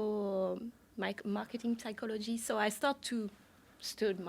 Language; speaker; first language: English; non-native, learner; French